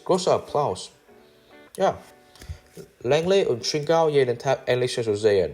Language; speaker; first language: German; non-native, learner; English